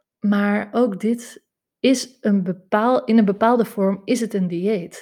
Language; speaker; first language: Dutch; native; Dutch